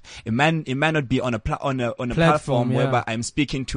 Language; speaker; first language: English; non-native, local second language; Northern Sotho